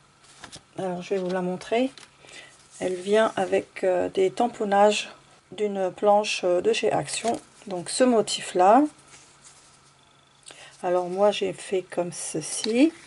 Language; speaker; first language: French; native; French